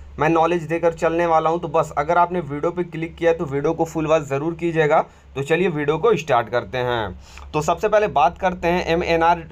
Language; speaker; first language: Hindi; native; Hindi